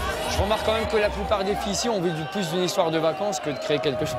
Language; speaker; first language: French; native; French